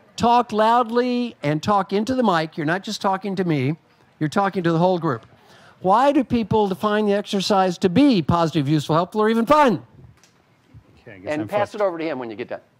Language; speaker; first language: English; native; English